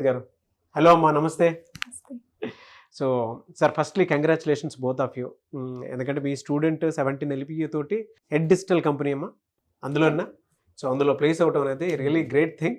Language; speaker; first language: Telugu; native; Telugu